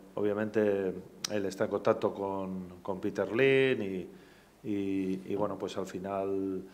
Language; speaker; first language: Spanish; native; Spanish